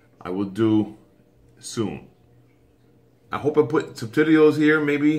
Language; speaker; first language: English; native; English